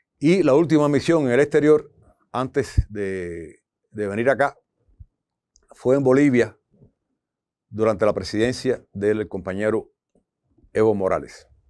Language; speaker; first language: Spanish; native; Spanish